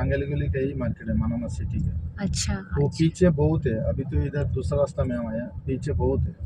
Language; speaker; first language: Hindi; non-native, learner; Bangla